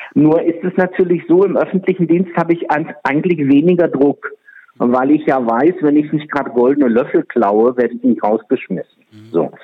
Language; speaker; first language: German; non-native, fluent; Czech